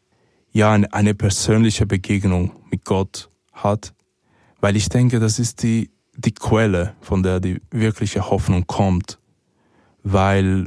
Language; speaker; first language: German; early bilingual, other home language; Spanish